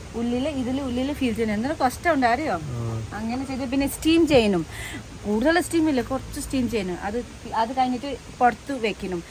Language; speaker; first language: Malayalam; non-native, learner; Nepali